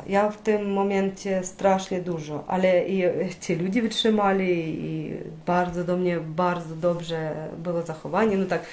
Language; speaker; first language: Polish; non-native, learner; Ukrainian